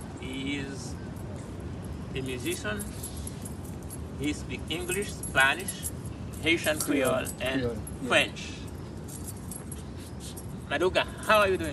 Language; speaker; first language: English; non-native, learner; Haitian Creole